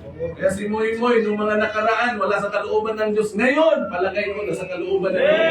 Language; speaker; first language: Filipino; non-native, local second language; Cebuano